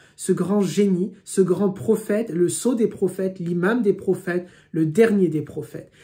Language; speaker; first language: French; native; French